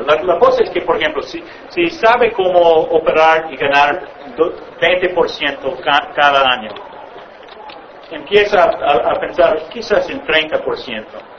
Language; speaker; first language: Spanish; non-native, fluent; English